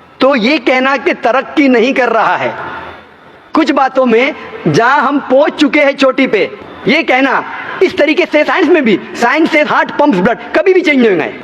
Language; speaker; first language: Hindi; non-native, local second language; Konkani